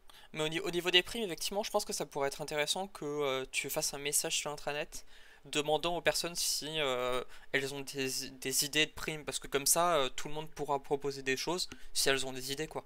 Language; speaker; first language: French; native; French